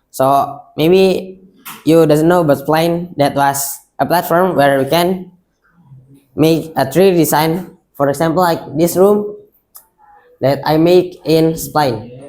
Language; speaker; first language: English; non-native, local second language; Indonesian